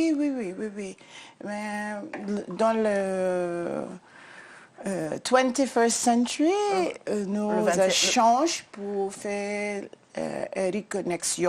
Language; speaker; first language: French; non-native, learner; English